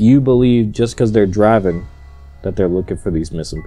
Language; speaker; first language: English; native; English